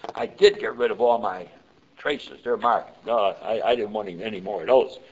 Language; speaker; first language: English; early bilingual, other home language; Yiddish